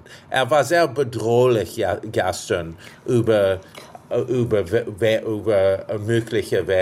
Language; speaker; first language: German; non-native, fluent; English